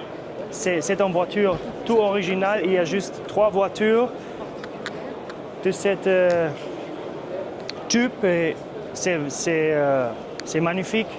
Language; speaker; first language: French; non-native, fluent; German